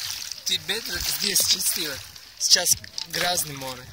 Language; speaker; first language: Russian; non-native, learner; Turkish